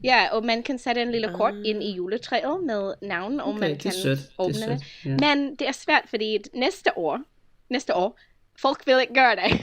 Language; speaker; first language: Danish; non-native, fluent; English